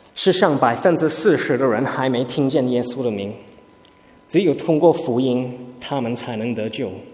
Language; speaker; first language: Chinese; early bilingual, heritage; Chinese